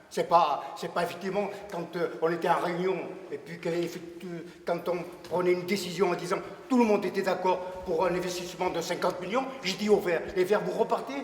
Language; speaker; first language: French; native; French